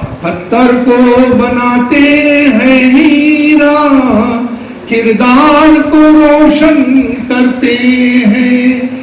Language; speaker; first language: Urdu; native; Urdu